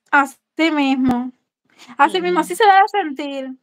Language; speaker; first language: Spanish; native; Spanish